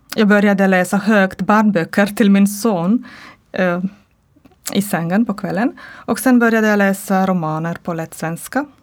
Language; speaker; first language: Swedish; non-native, learner; Croatian